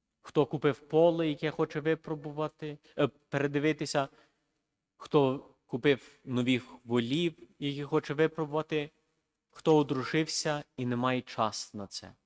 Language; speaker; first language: Ukrainian; early bilingual, heritage; Ukrainian